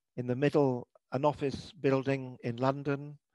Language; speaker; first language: English; native; English